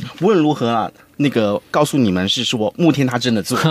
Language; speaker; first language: Chinese; native; Chinese